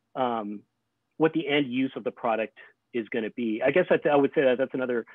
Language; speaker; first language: English; native; English